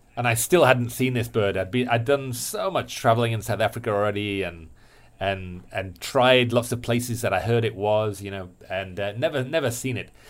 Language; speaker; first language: English; native; English